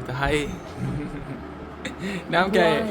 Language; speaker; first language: Hindi; non-native, local second language; Malayalam